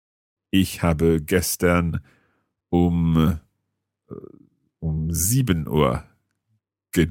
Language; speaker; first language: German; non-native, learner; English